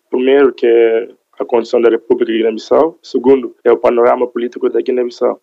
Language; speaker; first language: Portuguese; non-native, local second language; Upper Guinea Crioulo